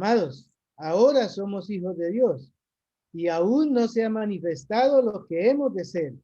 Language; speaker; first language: Spanish; native; Spanish